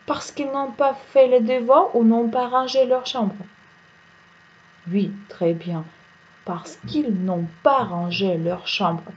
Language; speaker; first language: French; non-native, fluent; Uzbek